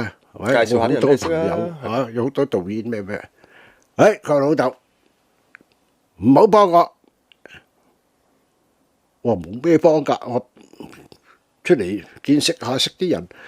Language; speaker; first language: Cantonese; native; Cantonese